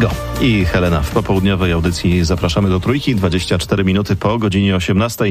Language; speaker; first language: Polish; native; Polish